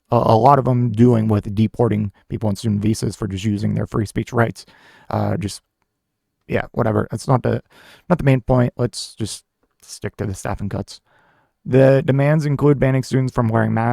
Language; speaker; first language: English; native; English